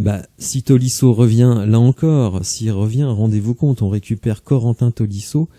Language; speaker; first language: French; native; French